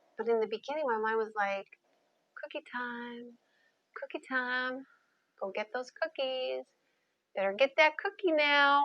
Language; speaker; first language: English; native; English